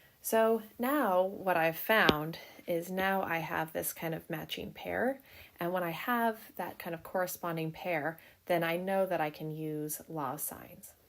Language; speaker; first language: English; native; English